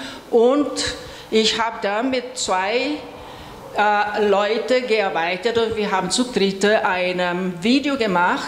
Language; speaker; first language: German; non-native, fluent; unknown